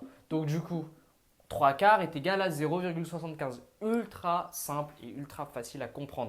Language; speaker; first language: French; native; French